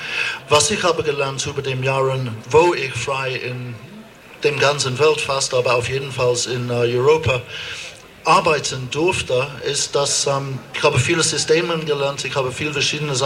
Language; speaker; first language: German; non-native, fluent; English